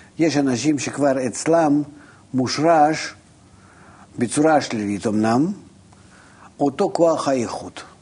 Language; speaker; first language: Hebrew; non-native, fluent; Russian